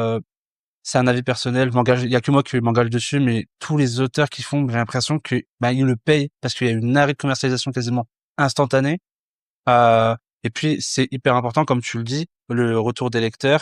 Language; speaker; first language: French; native; French